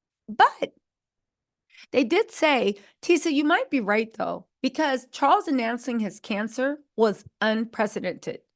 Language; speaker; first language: English; native; English